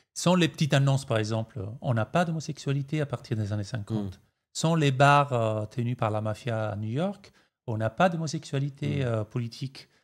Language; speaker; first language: French; non-native, fluent; Italian